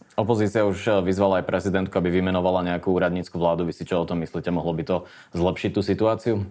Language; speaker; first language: Slovak; native; Slovak